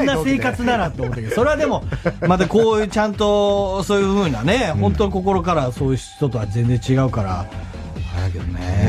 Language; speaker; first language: Japanese; native; Japanese